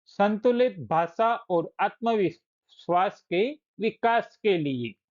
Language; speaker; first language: Hindi; non-native, local second language; Gujarati